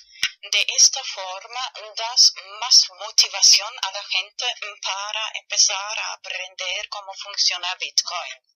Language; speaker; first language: Spanish; non-native, fluent; German